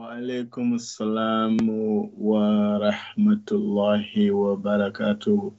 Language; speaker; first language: Arabic; non-native, learner; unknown